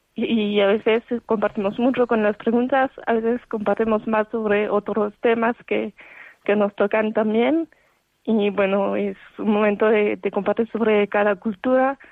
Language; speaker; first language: Spanish; non-native, fluent; French